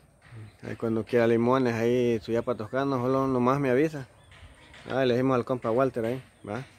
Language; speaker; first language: Spanish; native; Spanish